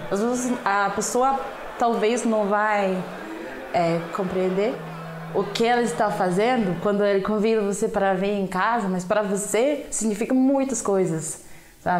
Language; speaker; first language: Portuguese; non-native, fluent; Haitian Creole